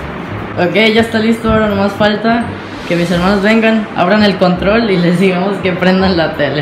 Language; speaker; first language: Spanish; native; Spanish